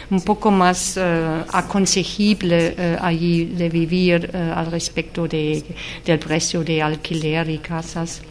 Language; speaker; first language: Spanish; non-native, fluent; German